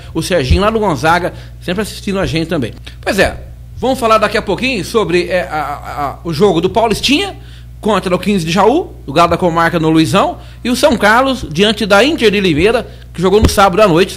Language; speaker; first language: Portuguese; native; Portuguese